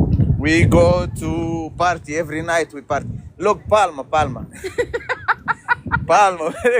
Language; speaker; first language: English; non-native, learner; Arabic